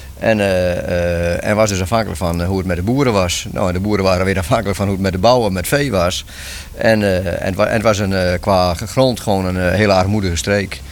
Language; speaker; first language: Dutch; non-native, local second language; Western Frisian